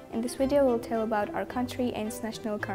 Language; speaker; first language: English; non-native, learner; Georgian